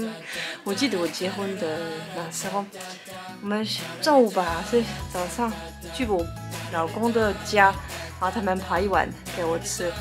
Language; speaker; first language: Chinese; non-native, fluent; French